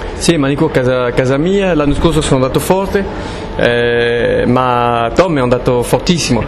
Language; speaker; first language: Italian; non-native, fluent; French